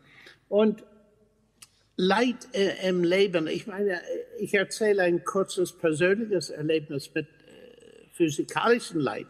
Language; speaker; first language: German; non-native, fluent; English